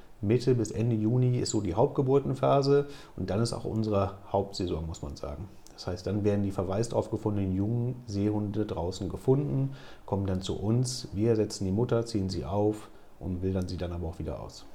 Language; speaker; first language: German; native; German